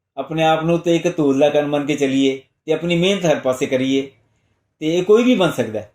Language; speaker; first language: Punjabi; non-native, local second language; Hindi